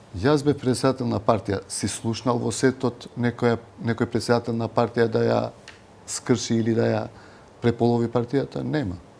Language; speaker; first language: Macedonian; non-native, local second language; Albanian